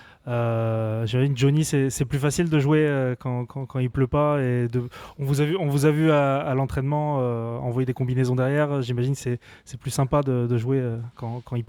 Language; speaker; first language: French; native; French